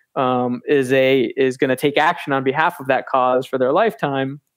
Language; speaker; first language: English; native; English